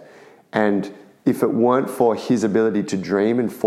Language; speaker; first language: English; native; English